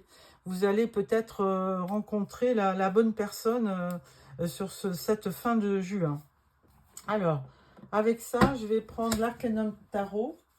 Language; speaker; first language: French; native; French